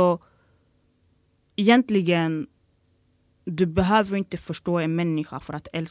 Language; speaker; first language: Swedish; early bilingual, other home language; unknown